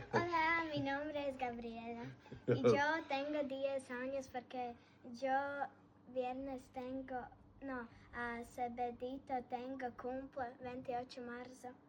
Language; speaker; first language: Spanish; non-native, learner; Latvian